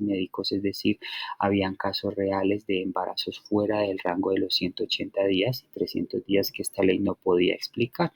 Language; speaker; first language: Spanish; native; Spanish